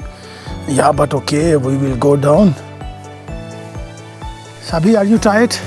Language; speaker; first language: English; non-native, learner; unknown